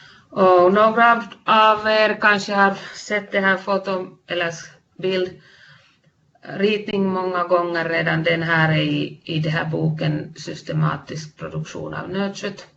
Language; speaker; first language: Swedish; non-native, fluent; Finnish